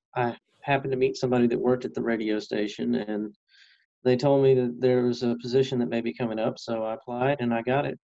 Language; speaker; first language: English; native; English